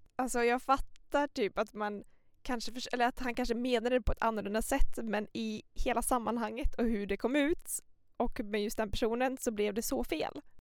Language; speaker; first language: Swedish; early bilingual, other home language; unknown